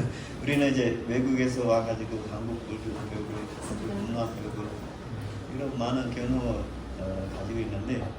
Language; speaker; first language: Korean; non-native, fluent; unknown